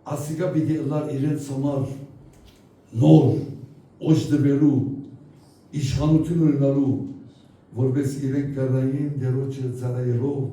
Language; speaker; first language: Armenian; native; Armenian